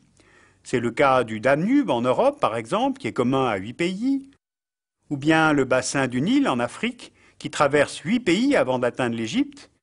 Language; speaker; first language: French; native; French